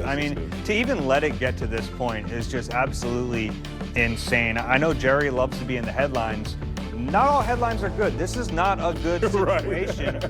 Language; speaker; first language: English; native; English